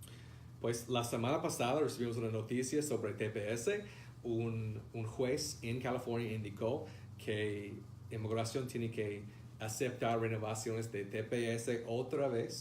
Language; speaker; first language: Spanish; non-native, fluent; English